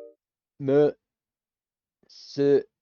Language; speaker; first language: Japanese; non-native, learner; English